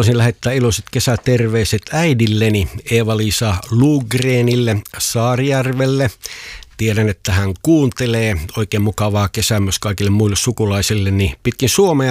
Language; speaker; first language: Finnish; native; Finnish